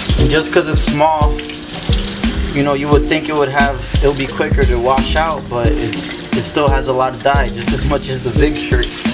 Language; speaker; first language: English; early bilingual, other home language; Spanish